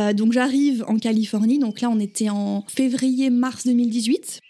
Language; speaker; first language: French; native; French